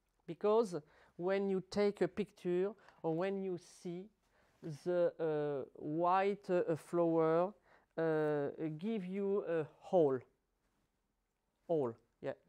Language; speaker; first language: English; non-native, learner; French